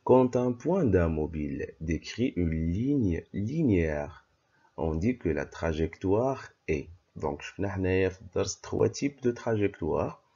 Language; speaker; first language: French; non-native, local second language; Arabic